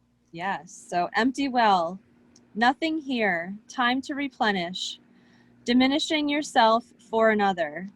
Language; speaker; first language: English; native; English